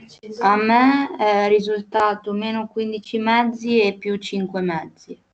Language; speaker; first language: Italian; native; Italian